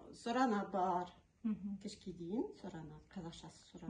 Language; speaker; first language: Kazakh; non-native, local second language; Russian